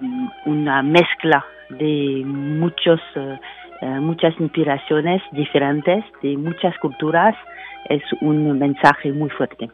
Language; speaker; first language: Spanish; non-native, fluent; French